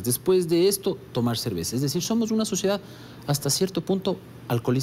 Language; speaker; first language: Spanish; native; Spanish